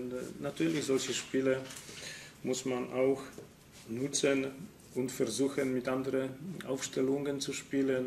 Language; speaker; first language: German; non-native, fluent; Polish